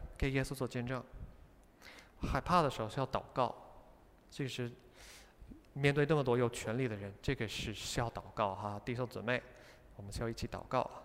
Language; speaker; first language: Chinese; non-native, fluent; English